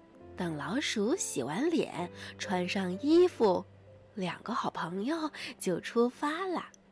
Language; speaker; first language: Chinese; native; Chinese